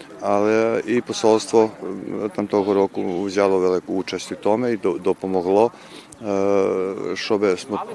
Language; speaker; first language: Ukrainian; early bilingual, heritage; Ukrainian